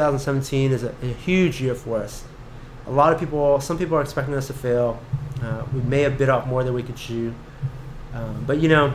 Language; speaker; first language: English; native; English